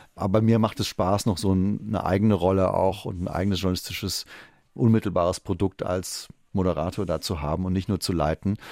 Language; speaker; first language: German; native; German